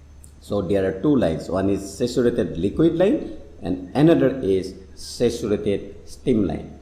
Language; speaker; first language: English; non-native, local second language; Assamese